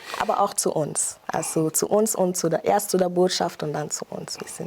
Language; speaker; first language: German; non-native, fluent; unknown